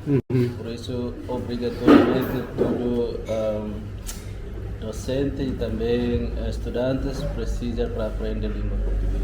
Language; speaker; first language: Portuguese; non-native, learner; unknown